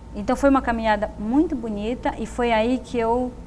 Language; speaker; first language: Portuguese; native; Portuguese